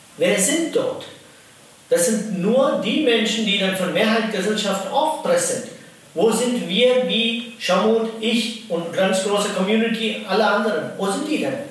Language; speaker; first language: German; non-native, fluent; Tamil